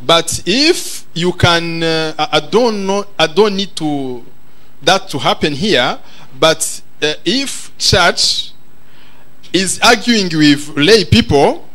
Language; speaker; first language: English; non-native, local second language; Kinyarwanda